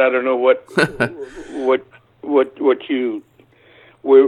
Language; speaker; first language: English; early bilingual, other home language; German